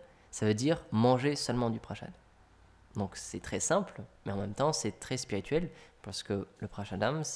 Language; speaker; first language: French; native; French